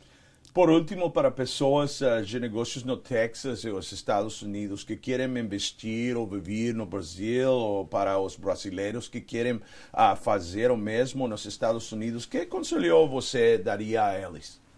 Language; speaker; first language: Portuguese; non-native, learner; Spanish